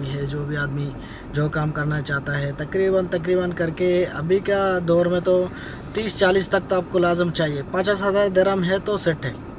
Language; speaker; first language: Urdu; non-native, learner; Bangla